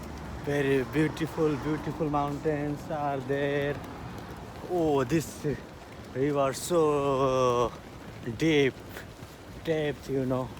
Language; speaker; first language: English; non-native, learner; Nepali